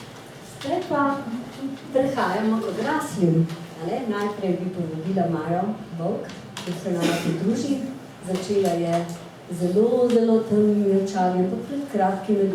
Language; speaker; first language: Slovenian; native; Slovenian